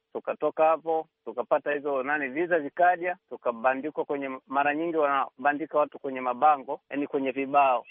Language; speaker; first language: Swahili; native; Swahili